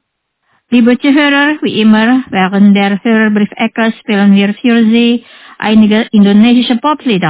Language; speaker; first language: German; non-native, fluent; Indonesian